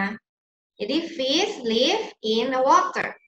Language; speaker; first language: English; non-native, learner; Indonesian